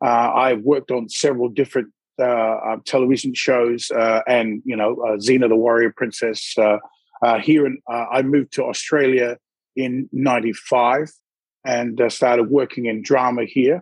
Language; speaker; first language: English; native; English